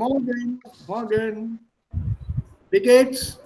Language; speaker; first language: German; non-native, fluent; Hindi